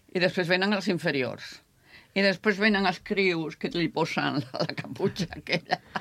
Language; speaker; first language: Catalan; non-native, local second language; Spanish